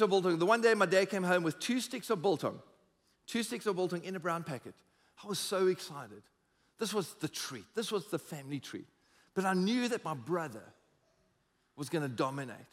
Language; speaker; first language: English; native; English